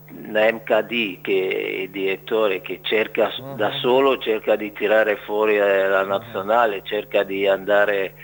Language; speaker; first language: Italian; non-native, fluent; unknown